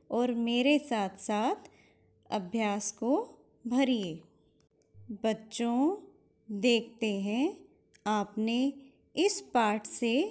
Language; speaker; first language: Hindi; native; Hindi